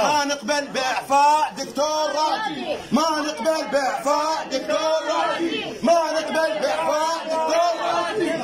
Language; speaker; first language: Arabic; native; Arabic